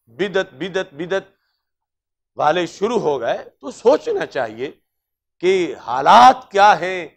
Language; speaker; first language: Urdu; non-native, local second language; Punjabi